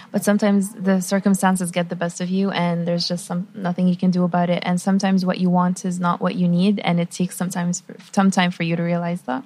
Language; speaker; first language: English; non-native, fluent; Arabic